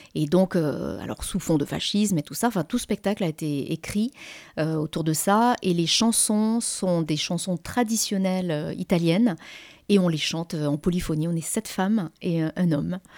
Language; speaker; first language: French; native; French